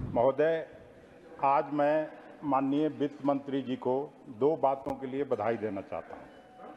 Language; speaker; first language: Hindi; native; Hindi